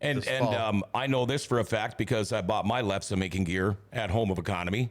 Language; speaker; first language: English; native; English